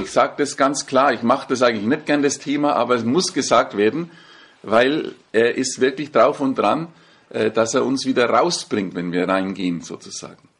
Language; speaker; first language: German; native; German